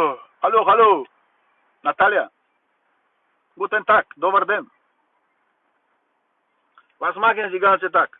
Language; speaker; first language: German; non-native, learner; Bulgarian